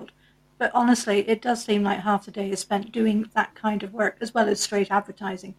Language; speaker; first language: English; native; English